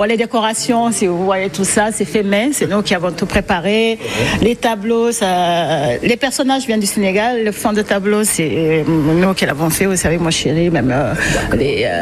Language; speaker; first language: French; non-native, local second language; Wolof